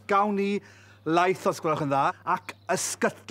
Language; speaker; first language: Welsh; native; Welsh